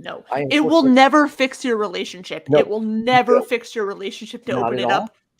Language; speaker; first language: English; native; English